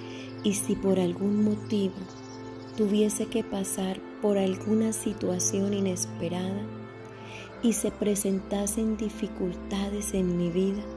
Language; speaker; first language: Spanish; native; Spanish